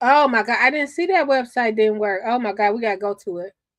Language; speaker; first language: English; native; English